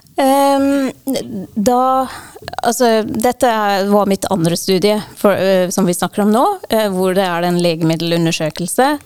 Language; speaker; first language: Norwegian; non-native, fluent; English